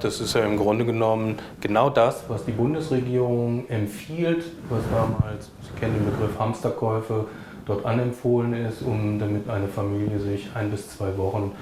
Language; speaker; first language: German; native; German